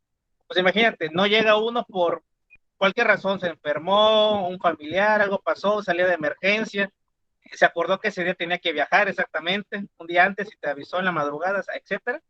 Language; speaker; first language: Spanish; native; Spanish